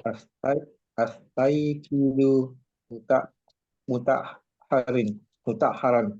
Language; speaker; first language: Arabic; non-native, learner; Indonesian